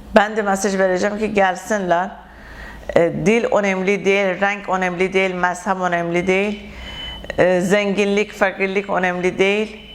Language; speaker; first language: Turkish; non-native, learner; Persian